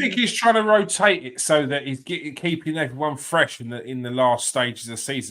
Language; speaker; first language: English; native; English